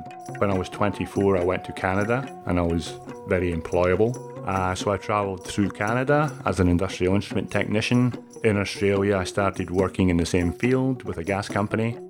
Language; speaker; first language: English; native; English